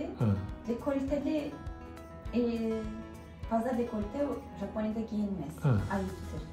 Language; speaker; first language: Turkish; non-native, fluent; Russian